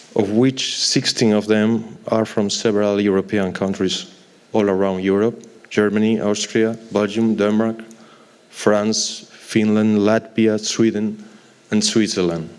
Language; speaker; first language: English; non-native, fluent; Galician